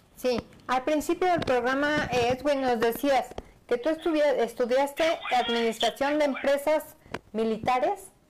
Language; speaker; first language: Spanish; native; Spanish